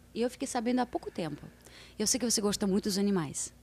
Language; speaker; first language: Portuguese; non-native, fluent; Russian